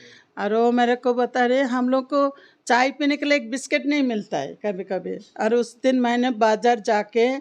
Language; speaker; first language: Hindi; non-native, local second language; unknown